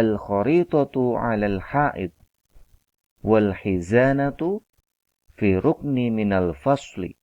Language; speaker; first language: Arabic; non-native, fluent; Indonesian